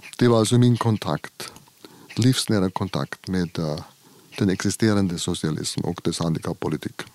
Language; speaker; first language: Swedish; non-native, fluent; German